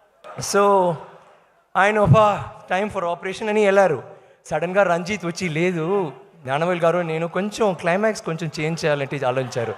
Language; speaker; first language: Telugu; non-native, learner; Tamil